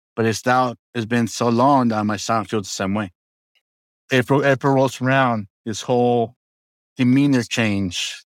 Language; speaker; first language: English; early bilingual, other home language; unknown